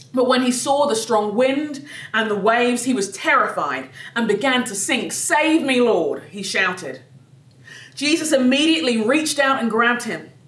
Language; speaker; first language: English; native; English